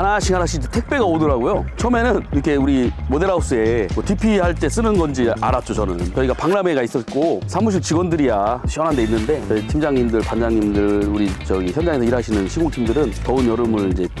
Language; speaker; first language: Korean; native; Korean